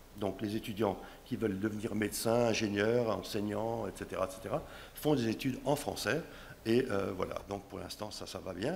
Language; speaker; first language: French; non-native, local second language; Swiss German